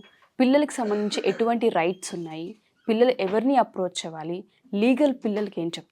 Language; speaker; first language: Telugu; native; Telugu